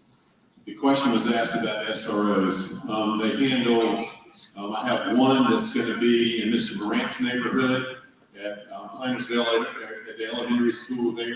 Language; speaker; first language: English; native; English